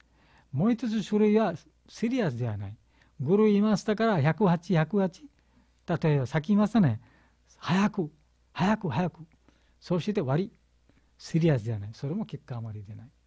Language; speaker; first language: Japanese; non-native, learner; Bangla